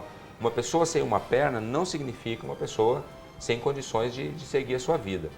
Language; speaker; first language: Portuguese; native; Portuguese